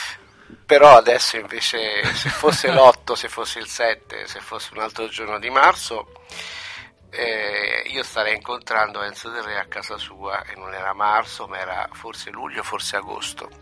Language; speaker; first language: Italian; native; Italian